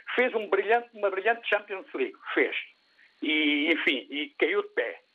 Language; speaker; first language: Portuguese; native; Portuguese